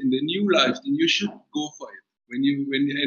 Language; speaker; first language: English; non-native, fluent; German